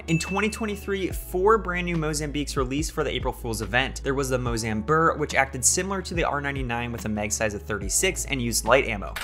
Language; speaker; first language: English; native; English